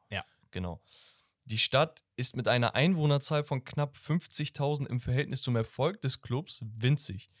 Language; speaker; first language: German; early bilingual, other home language; Turkish